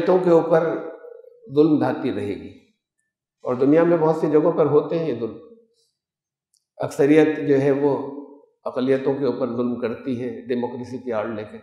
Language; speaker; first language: Urdu; native; Urdu